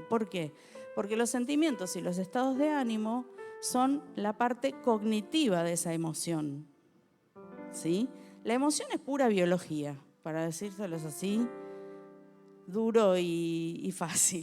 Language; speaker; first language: Spanish; native; Spanish